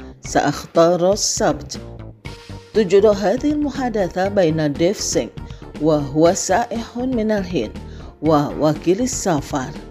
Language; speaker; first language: Arabic; non-native, fluent; Indonesian